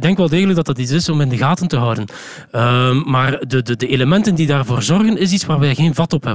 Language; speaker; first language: Dutch; native; Dutch